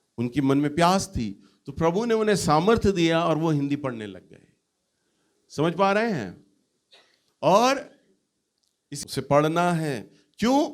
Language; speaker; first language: Hindi; native; Hindi